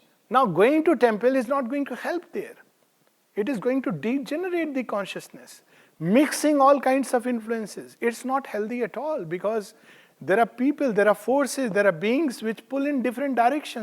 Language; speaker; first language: English; non-native, local second language; Hindi